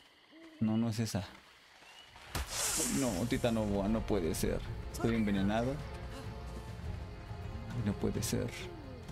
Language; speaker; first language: Spanish; native; Spanish